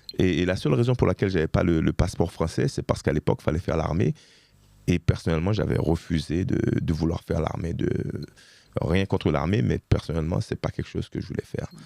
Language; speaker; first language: French; early bilingual, other home language; Haitian Creole